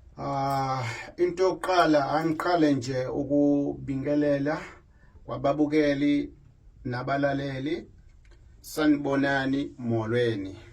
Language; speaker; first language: Zulu; native; Zulu